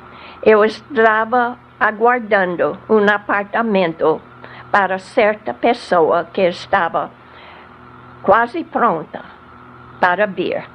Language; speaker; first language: Portuguese; non-native, fluent; English